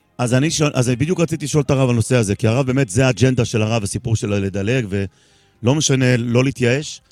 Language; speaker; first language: Hebrew; native; Hebrew